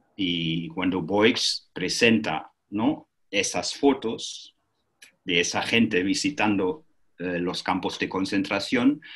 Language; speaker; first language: Spanish; non-native, fluent; German